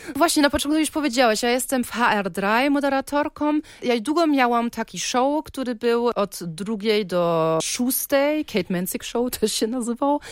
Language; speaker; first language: Polish; early bilingual, heritage; Polish